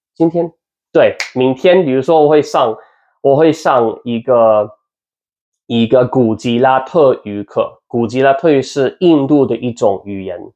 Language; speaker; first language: Chinese; non-native, learner; English